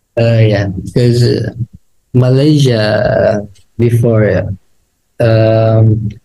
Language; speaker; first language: English; non-native, learner; Indonesian